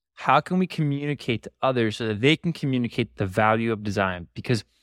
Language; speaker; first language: English; native; English